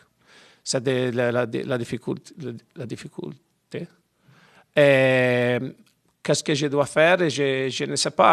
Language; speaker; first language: French; non-native, learner; Italian